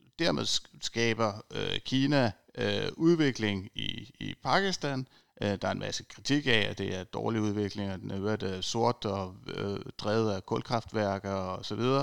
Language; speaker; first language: Danish; native; Danish